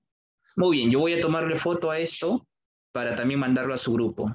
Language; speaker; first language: Spanish; native; Spanish